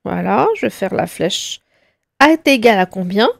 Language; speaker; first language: French; non-native, local second language; Arabic